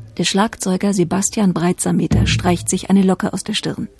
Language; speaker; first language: German; native; German